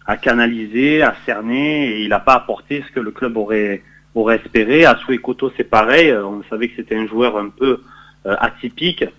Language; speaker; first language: French; native; French